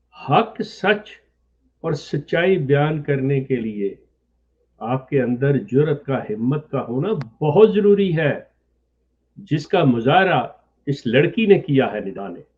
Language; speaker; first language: Urdu; non-native, local second language; Punjabi